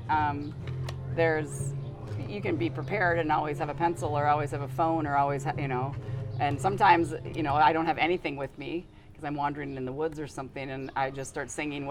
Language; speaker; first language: English; native; English